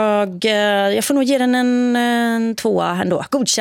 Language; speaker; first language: Swedish; native; Swedish